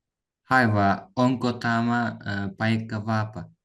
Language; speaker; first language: Finnish; non-native, learner; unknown